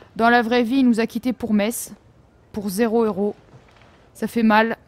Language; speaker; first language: French; native; French